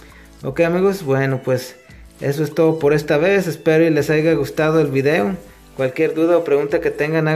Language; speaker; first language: Spanish; native; Spanish